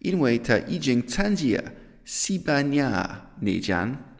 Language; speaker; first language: Chinese; non-native, learner; English